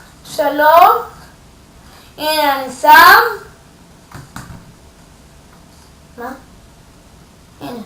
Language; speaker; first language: Hebrew; native; Hebrew